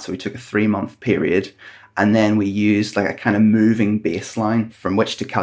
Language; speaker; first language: English; native; English